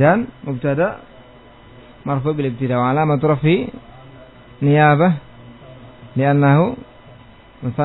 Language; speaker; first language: Arabic; non-native, fluent; Indonesian